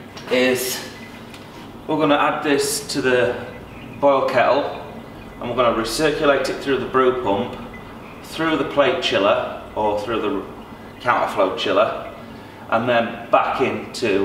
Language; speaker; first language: English; native; English